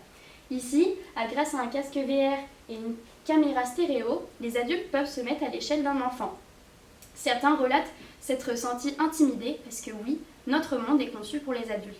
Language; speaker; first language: French; native; French